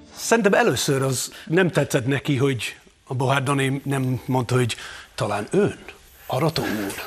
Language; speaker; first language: Hungarian; non-native, fluent; English